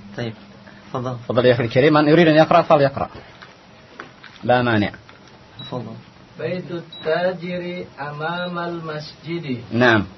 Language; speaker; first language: Arabic; non-native, fluent; Indonesian